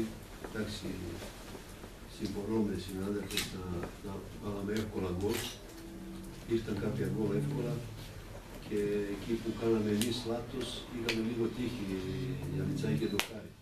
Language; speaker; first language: Greek; non-native, fluent; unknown